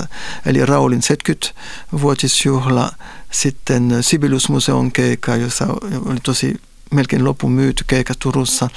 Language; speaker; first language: Finnish; non-native, fluent; Spanish